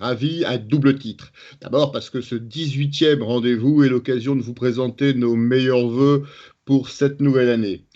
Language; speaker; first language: French; native; French